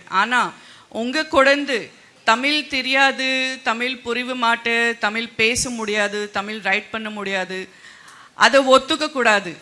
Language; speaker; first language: Tamil; non-native, local second language; Gujarati